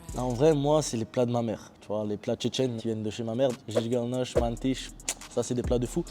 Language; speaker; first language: French; early bilingual, other home language; Chechen